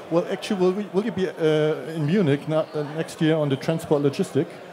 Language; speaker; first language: English; non-native, fluent; German